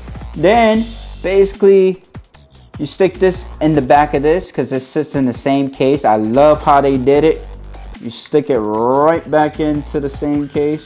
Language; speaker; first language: English; native; English